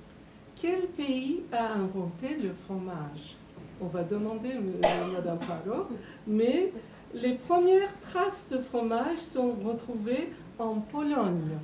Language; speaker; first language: French; non-native, fluent; Persian